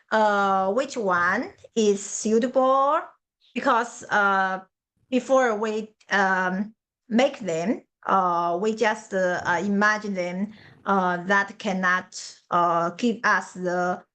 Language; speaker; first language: English; non-native, learner; Chinese